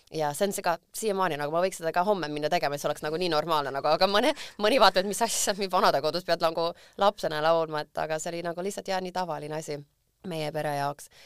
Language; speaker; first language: Estonian; early bilingual, other home language; English